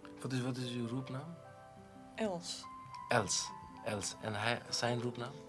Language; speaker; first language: Dutch; non-native, learner; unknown